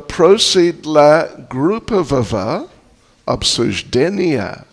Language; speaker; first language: Russian; non-native, fluent; English